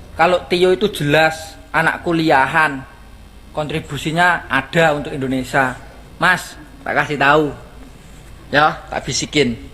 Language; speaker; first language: Indonesian; non-native, local second language; Javanese